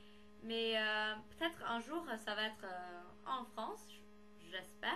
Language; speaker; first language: French; non-native, learner; English